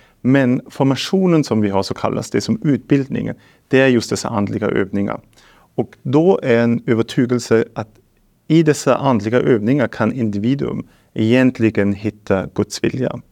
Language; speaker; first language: Swedish; non-native, fluent; German